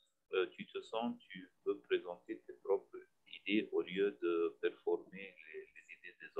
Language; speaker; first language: French; non-native, fluent; Arabic